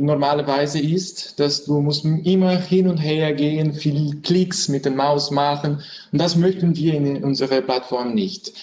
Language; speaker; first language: German; non-native, learner; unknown